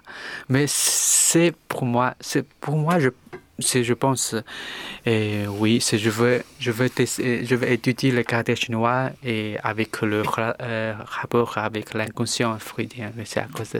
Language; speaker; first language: French; non-native, learner; Chinese